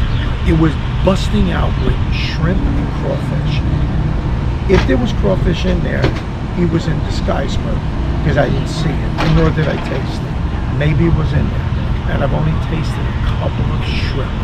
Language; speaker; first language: English; native; English